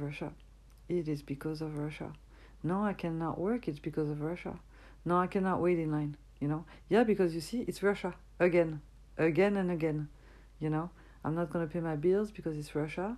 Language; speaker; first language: English; non-native, fluent; French